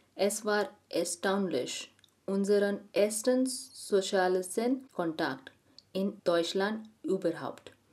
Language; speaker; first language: German; non-native, learner; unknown